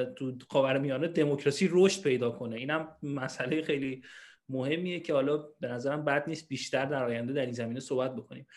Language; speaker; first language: Persian; native; Persian